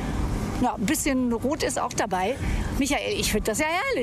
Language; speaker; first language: German; native; German